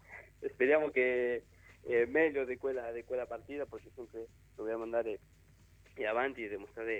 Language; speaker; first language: Italian; non-native, learner; Spanish